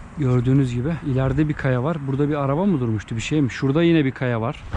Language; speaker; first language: Turkish; native; Turkish